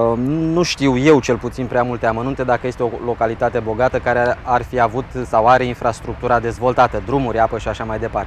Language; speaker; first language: Romanian; native; Romanian